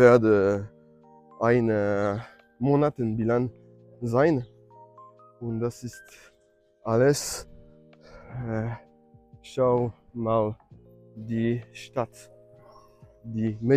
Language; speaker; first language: German; non-native, learner; French